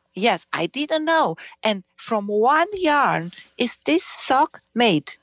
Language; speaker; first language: English; non-native, fluent; Romanian